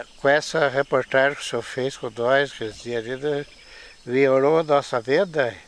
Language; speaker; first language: Portuguese; native; Portuguese